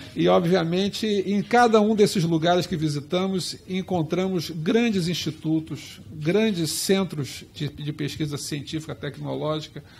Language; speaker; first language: Portuguese; native; Portuguese